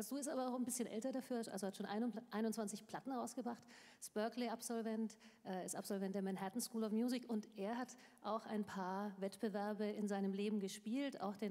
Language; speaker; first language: German; native; German